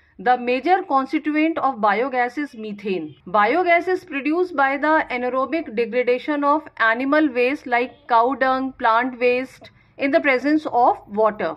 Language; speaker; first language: English; non-native, local second language; Hindi